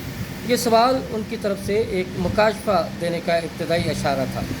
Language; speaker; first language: Urdu; native; Urdu